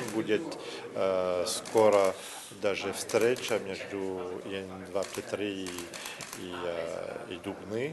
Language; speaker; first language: Russian; non-native, learner; French